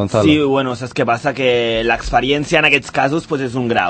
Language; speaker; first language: Catalan; native; Catalan